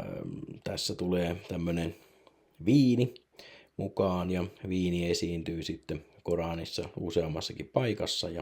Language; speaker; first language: Finnish; native; Finnish